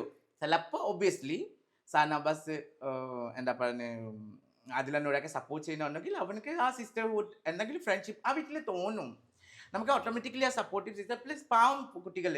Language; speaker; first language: Malayalam; non-native, fluent; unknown